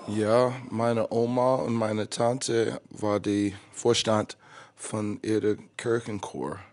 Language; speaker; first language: German; non-native, fluent; English